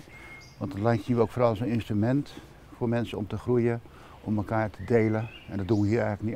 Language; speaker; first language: Dutch; native; Dutch